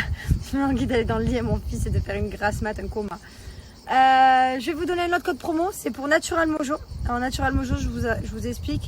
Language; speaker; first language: French; native; French